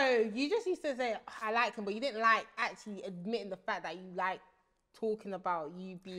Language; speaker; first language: English; early bilingual, other home language; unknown